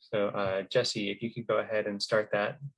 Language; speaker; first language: English; native; English